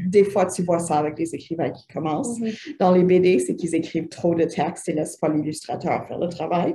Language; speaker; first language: French; native; French